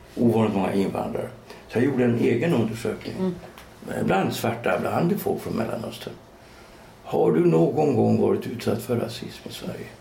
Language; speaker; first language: Swedish; native; Swedish